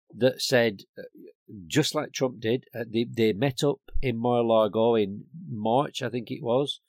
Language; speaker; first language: English; native; English